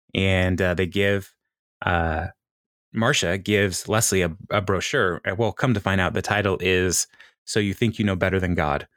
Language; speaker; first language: English; native; English